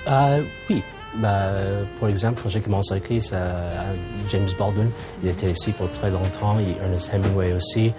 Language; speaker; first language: French; non-native, fluent; English